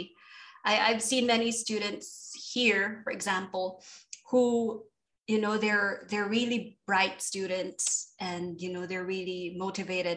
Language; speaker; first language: English; non-native, local second language; Filipino